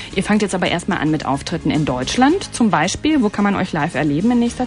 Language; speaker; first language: German; native; German